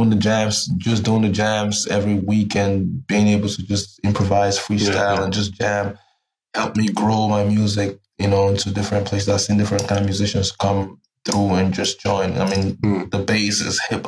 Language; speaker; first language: English; non-native, local second language; Yoruba